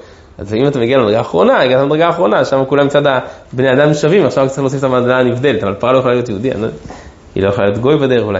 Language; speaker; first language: Hebrew; native; Hebrew